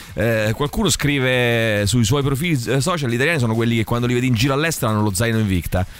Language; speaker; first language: Italian; native; Italian